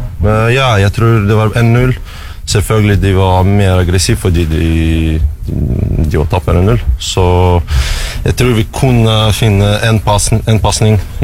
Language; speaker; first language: Norwegian; non-native, learner; Russian